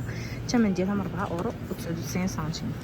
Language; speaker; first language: Arabic; native; Arabic